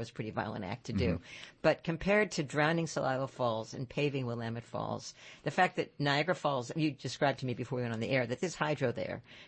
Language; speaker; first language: English; native; English